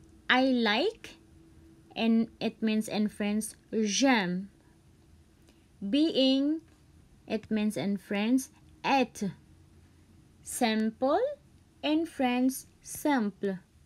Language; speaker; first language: English; non-native, local second language; Cebuano